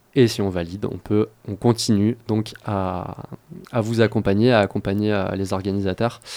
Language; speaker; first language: French; native; French